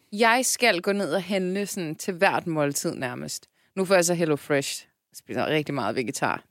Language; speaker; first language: Danish; early bilingual, other home language; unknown